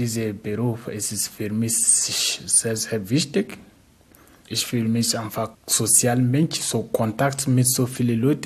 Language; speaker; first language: German; non-native, learner; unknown